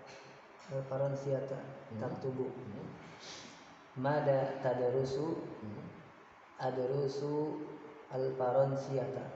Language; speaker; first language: Arabic; non-native, learner; Indonesian